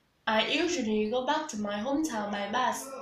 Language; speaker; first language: English; non-native, learner; Vietnamese